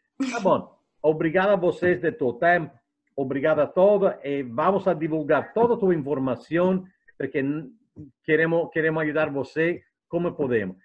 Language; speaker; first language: Portuguese; non-native, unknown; Italian